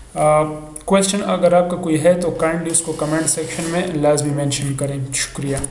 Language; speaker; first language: Urdu; non-native, local second language; Pashto